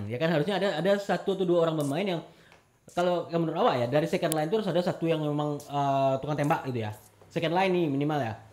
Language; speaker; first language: Indonesian; non-native, local second language; Minangkabau